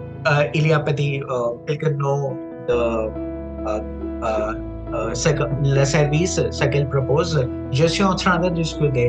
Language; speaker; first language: French; non-native, fluent; Punjabi